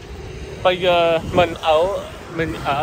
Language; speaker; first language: Vietnamese; non-native, learner; English